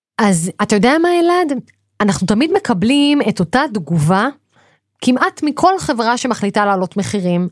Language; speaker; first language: Hebrew; native; Hebrew